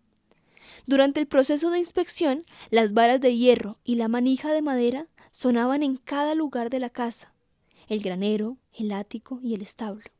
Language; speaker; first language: Spanish; native; Spanish